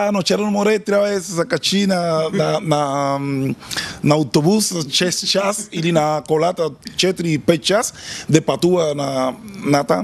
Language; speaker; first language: Bulgarian; non-native, learner; Spanish